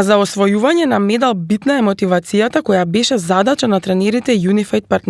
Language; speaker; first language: Macedonian; native; Macedonian